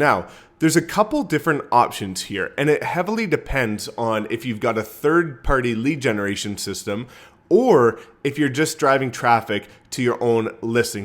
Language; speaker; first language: English; native; English